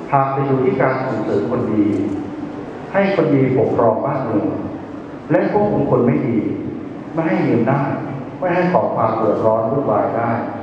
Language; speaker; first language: Thai; native; Thai